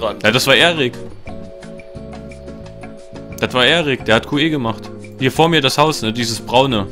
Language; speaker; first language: German; native; German